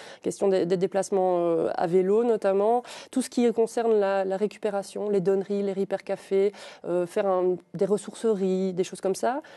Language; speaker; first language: French; native; French